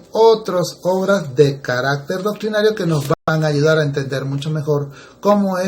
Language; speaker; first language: Spanish; native; Spanish